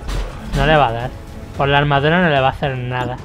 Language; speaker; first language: Spanish; native; Spanish